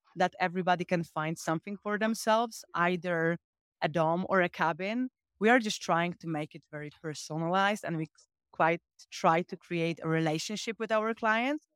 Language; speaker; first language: English; non-native, fluent; Polish